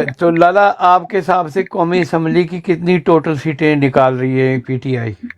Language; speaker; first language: Urdu; native; Urdu